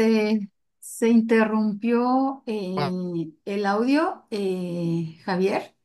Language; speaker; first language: Spanish; native; Spanish